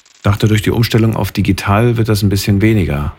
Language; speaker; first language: German; native; German